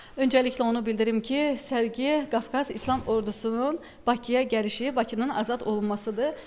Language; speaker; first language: Azerbaijani; native; Azerbaijani